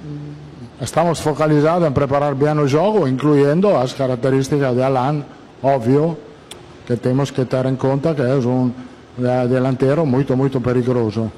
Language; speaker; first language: Portuguese; non-native, learner; Italian